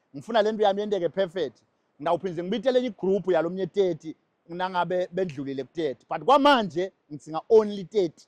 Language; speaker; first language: Zulu; non-native, local second language; Swati